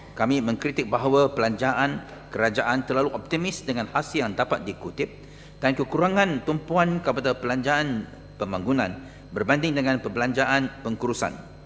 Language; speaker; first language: Malay; non-native, local second language; Chinese